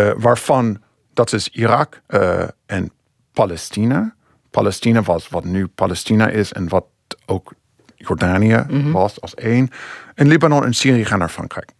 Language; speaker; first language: Dutch; non-native, fluent; English